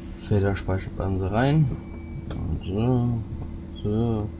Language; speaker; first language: German; native; German